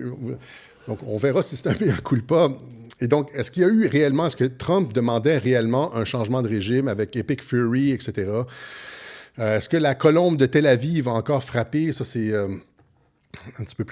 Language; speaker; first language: French; native; French